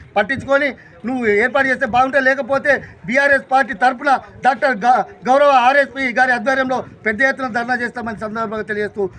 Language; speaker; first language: Telugu; native; Telugu